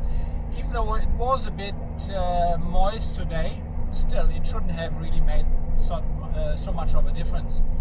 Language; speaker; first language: English; native; English